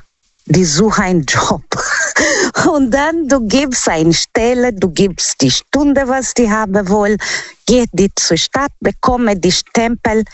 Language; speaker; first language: German; non-native, learner; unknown